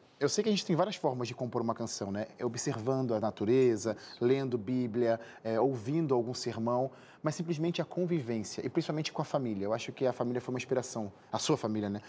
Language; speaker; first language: Portuguese; native; Portuguese